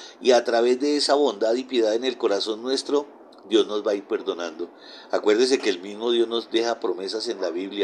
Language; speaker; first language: Spanish; native; Spanish